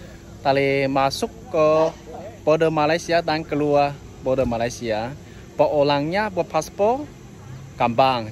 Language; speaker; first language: Indonesian; non-native, fluent; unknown